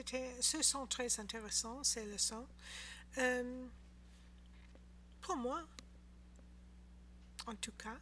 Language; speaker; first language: French; non-native, learner; English